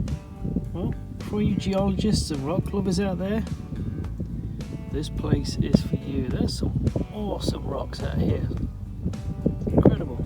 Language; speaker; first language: English; native; English